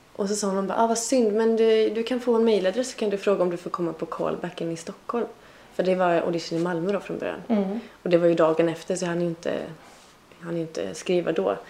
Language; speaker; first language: Swedish; native; Swedish